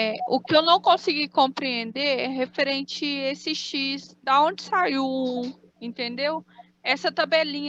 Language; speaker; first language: Portuguese; native; Portuguese